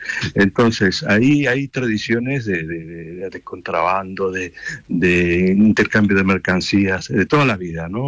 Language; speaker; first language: Spanish; native; Spanish